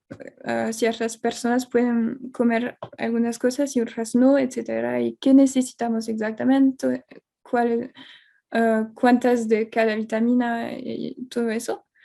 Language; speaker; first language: Spanish; non-native, fluent; French